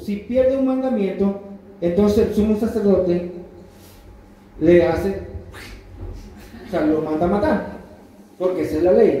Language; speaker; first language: Spanish; native; Spanish